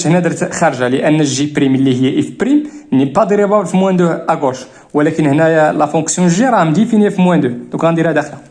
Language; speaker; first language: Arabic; native; Arabic